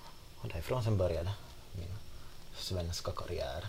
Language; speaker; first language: Swedish; non-native, local second language; Finnish